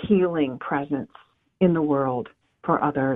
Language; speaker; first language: English; native; English